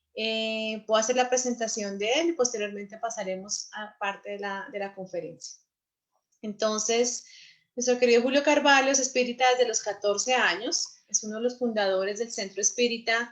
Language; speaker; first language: Spanish; native; Spanish